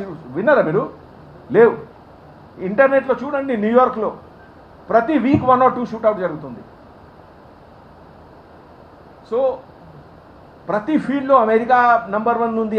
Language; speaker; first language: Telugu; non-native, fluent; Hindi